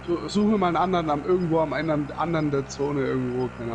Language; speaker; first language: German; native; German